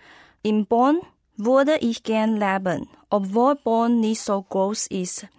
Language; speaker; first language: German; non-native, learner; Chinese